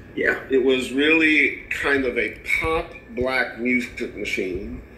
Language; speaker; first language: English; native; English